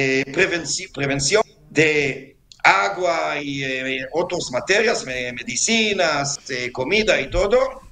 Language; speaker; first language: Spanish; non-native, fluent; Hebrew